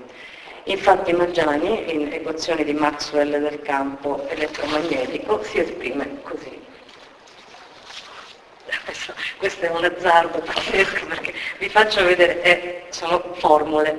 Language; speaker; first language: Italian; native; Italian